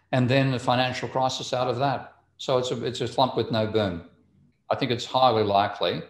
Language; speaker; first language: English; native; English